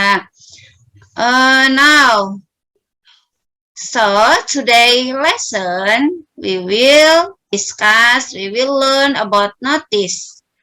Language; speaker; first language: English; non-native, learner; Indonesian